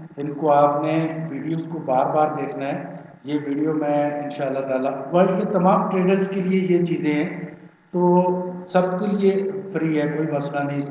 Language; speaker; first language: Urdu; non-native, local second language; Punjabi